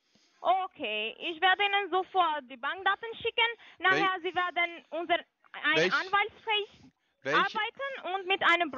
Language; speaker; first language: German; non-native, fluent; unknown